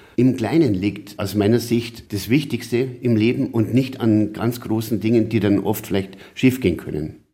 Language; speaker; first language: German; native; German